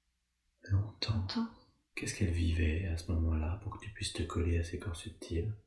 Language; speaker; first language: French; native; French